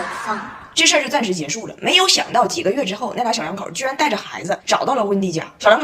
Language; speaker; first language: Chinese; native; Chinese